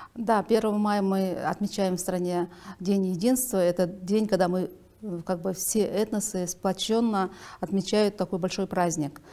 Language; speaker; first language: Russian; native; Russian